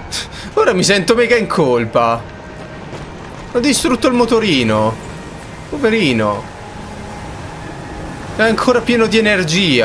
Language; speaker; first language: Italian; native; Italian